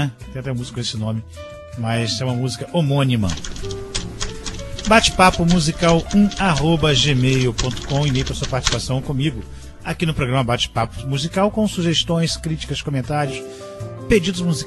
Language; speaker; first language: Portuguese; native; Portuguese